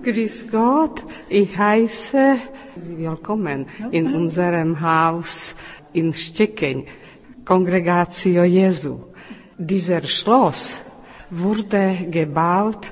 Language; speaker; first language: German; non-native, fluent; Czech